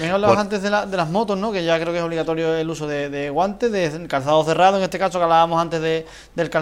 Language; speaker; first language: Spanish; native; Spanish